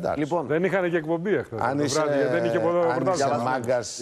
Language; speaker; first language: Greek; native; Greek